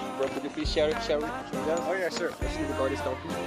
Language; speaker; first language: English; non-native, learner; French